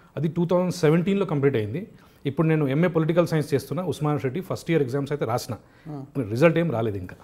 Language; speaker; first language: Telugu; non-native, local second language; Urdu